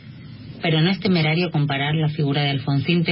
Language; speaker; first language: Spanish; native; Spanish